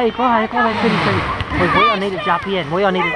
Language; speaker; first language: Chinese; non-native, learner; English